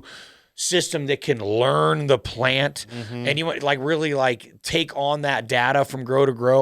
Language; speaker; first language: English; native; English